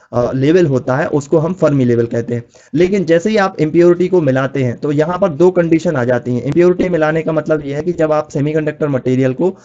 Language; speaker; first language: Hindi; native; Hindi